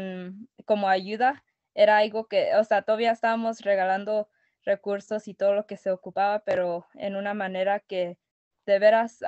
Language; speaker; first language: Spanish; early bilingual, other home language; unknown